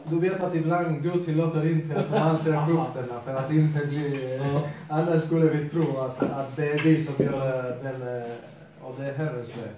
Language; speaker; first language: Swedish; non-native, fluent; Spanish